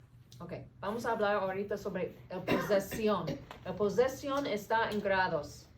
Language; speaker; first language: Spanish; non-native, learner; English